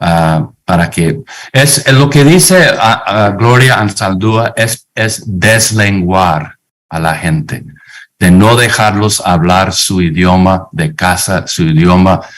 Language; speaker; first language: Spanish; non-native, fluent; English